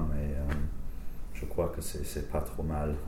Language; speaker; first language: French; non-native, fluent; English